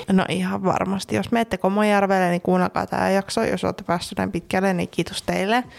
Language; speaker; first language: Finnish; native; Finnish